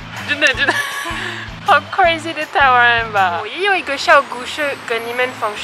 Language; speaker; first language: Chinese; non-native, fluent; French